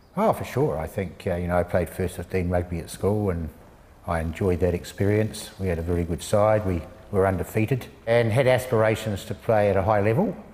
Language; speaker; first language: English; native; English